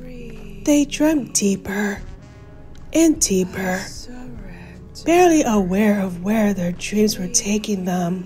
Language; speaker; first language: English; native; English